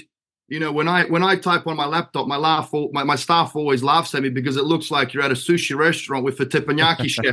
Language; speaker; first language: English; native; English